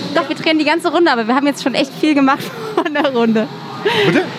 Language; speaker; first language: German; native; German